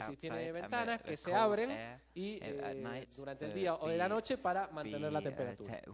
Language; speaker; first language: Spanish; native; Spanish